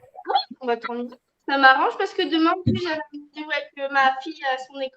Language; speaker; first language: French; native; French